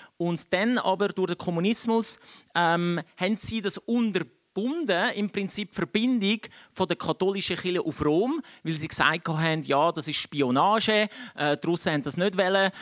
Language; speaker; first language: German; early bilingual, other home language; Czech